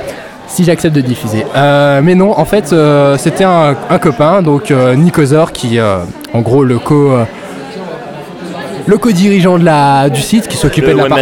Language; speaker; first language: French; native; French